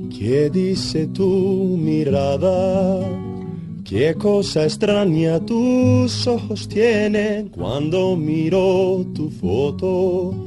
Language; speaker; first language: Spanish; non-native, learner; Icelandic